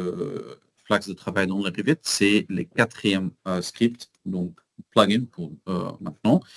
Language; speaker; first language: French; non-native, learner; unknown